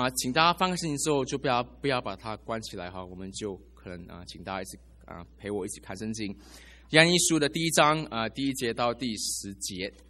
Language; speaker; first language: Chinese; native; Chinese